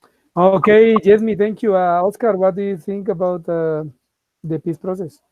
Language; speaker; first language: English; non-native, fluent; Spanish